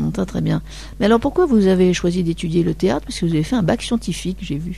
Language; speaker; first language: French; native; French